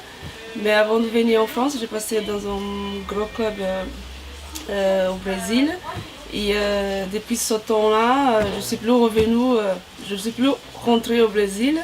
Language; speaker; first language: French; non-native, fluent; Portuguese